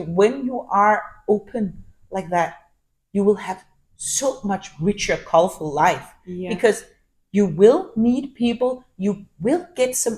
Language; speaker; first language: English; non-native, fluent; Danish